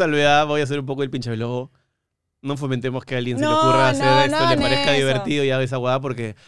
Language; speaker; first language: Spanish; native; Spanish